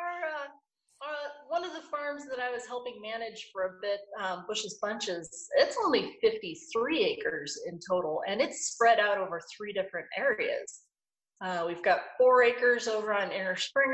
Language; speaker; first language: English; native; English